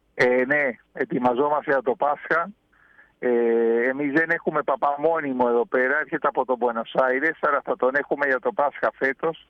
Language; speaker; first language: Greek; early bilingual, heritage; Spanish